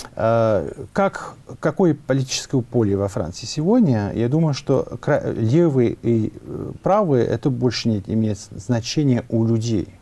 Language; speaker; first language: Russian; non-native, fluent; French